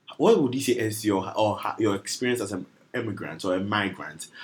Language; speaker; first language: English; non-native, local second language; Akan